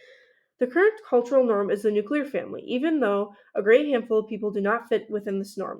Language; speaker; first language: English; native; English